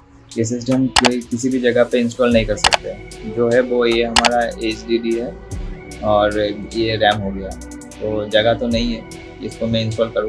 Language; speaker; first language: Hindi; non-native, local second language; Bangla